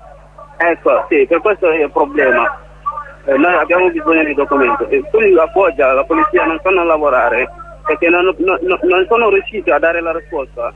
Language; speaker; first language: Italian; non-native, learner; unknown